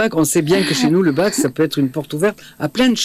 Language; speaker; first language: French; native; French